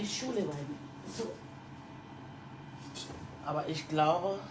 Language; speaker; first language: German; non-native, learner; French